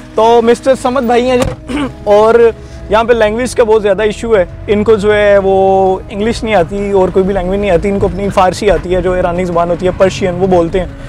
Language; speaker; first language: Urdu; non-native, local second language; Punjabi